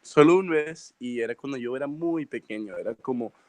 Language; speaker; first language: Spanish; early bilingual, heritage; Spanish